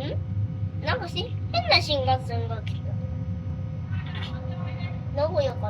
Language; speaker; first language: Japanese; native; Japanese